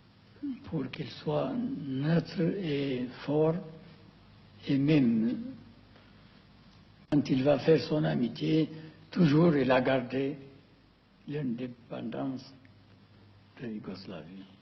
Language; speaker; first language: French; non-native, fluent; Amharic